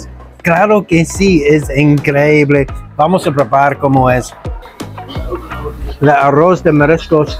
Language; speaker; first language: Spanish; non-native, learner; English